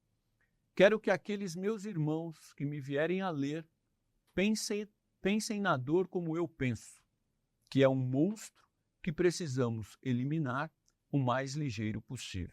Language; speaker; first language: Portuguese; native; Portuguese